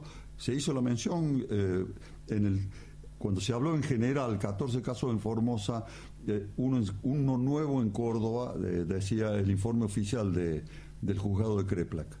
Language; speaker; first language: Spanish; native; Spanish